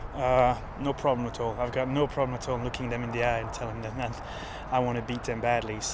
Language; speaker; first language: English; non-native, fluent; French